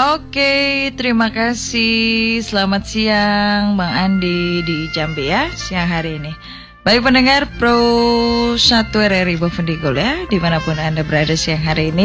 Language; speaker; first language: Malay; non-native, local second language; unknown